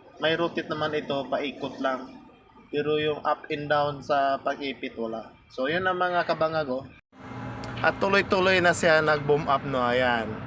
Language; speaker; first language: Filipino; non-native, local second language; Cebuano